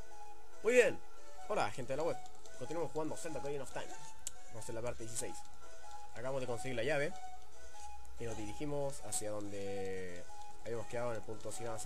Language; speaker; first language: Spanish; native; Spanish